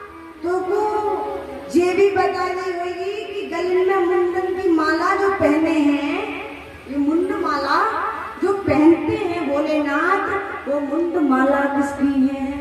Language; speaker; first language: Hindi; native; Hindi